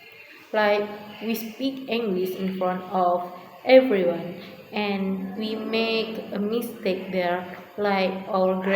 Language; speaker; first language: English; non-native, learner; Indonesian